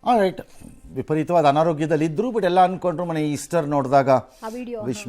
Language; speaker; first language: Kannada; native; Kannada